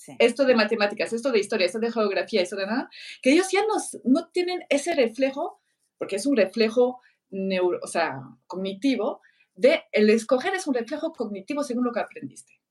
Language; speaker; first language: Spanish; non-native, fluent; French